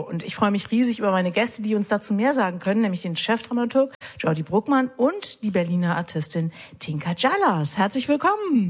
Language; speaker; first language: German; native; German